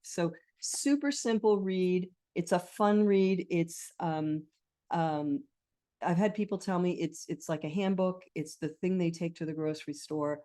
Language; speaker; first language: English; native; English